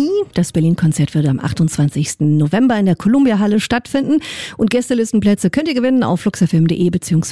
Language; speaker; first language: German; native; German